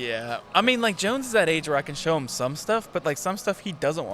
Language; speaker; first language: English; native; English